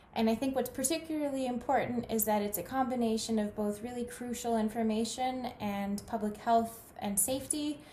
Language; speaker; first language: English; native; English